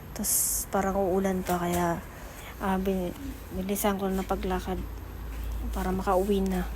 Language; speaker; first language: Filipino; native; Filipino